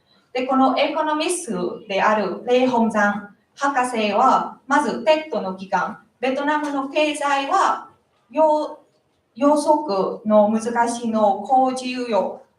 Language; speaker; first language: Japanese; non-native, learner; Vietnamese